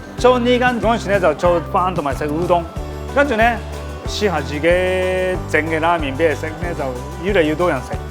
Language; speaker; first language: Cantonese; non-native, fluent; Japanese